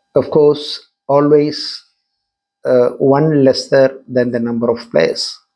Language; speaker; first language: English; non-native, local second language; Malayalam